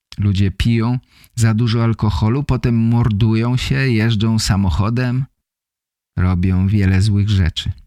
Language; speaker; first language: Polish; native; Polish